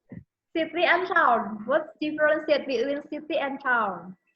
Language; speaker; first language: English; non-native, fluent; Indonesian